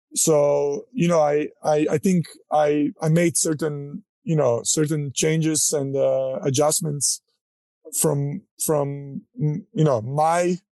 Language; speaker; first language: English; non-native, fluent; Croatian